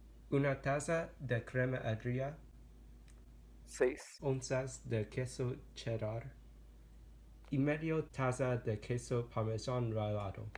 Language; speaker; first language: Spanish; non-native, learner; English